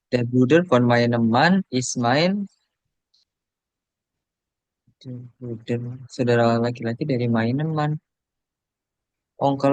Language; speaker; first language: German; non-native, learner; Indonesian